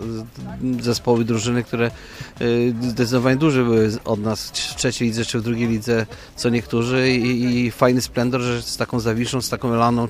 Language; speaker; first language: Polish; native; Polish